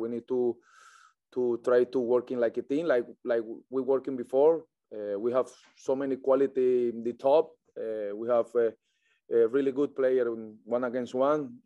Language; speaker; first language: English; non-native, learner; Spanish